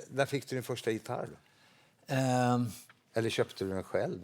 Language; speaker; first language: Swedish; native; Swedish